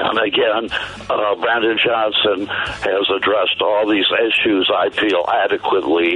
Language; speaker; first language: English; native; English